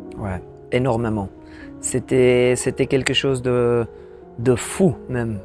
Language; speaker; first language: French; non-native, local second language; Dutch